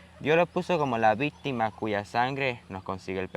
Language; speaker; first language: Spanish; native; Spanish